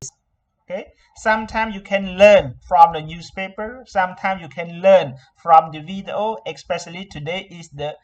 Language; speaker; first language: English; non-native, learner; Khmer